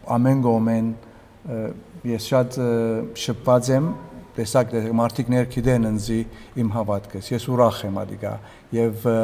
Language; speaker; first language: Armenian; early bilingual, heritage; Armenian